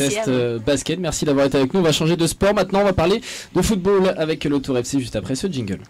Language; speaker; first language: French; native; French